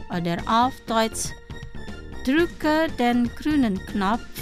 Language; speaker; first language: German; non-native, fluent; Indonesian